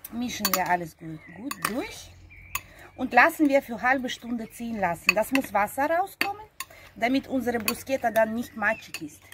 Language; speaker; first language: German; non-native, fluent; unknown